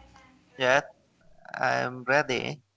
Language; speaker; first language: English; non-native, learner; Vietnamese